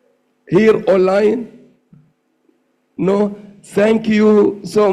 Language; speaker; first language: English; non-native, learner; Arabic